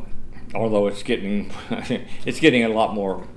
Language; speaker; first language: English; native; English